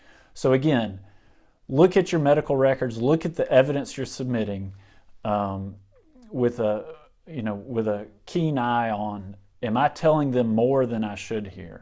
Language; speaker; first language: English; native; English